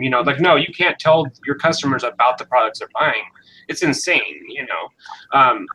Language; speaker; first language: English; native; English